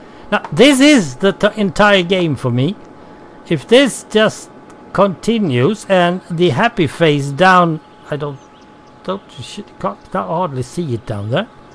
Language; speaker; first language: English; non-native, fluent; Swedish